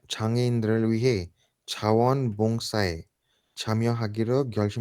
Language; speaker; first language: Korean; non-native, learner; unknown